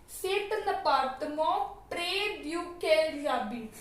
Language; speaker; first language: French; non-native, fluent; Hindi